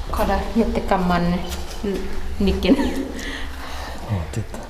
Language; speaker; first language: Swedish; non-native, learner; Thai